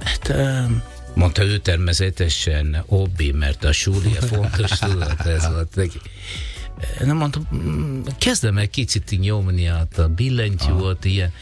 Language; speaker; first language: Hungarian; non-native, learner; Italian